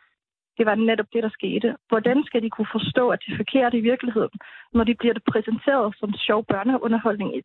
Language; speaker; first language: Danish; native; Danish